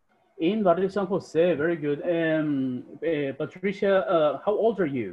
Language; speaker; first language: English; non-native, fluent; Spanish